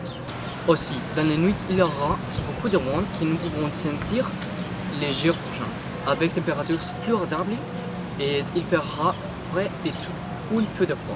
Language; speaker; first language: French; non-native, learner; Spanish